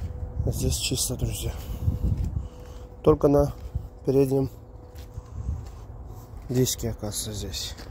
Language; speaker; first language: Russian; non-native, fluent; Uzbek